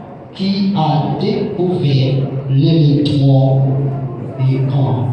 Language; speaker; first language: French; non-native, local second language; Haitian Creole